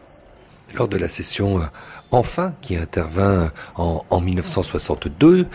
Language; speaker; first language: French; native; French